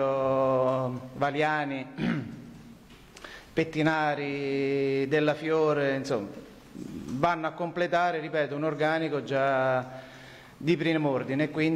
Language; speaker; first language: Italian; native; Italian